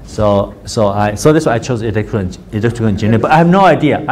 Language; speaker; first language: English; non-native, fluent; Chinese